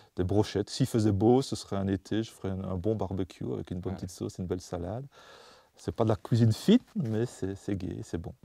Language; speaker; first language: French; non-native, fluent; Dutch